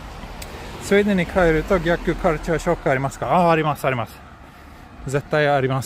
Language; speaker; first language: Japanese; non-native, fluent; Swedish